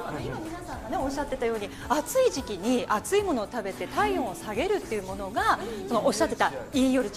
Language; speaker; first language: Japanese; native; Japanese